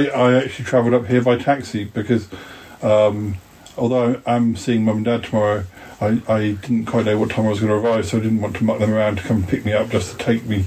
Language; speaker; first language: English; native; English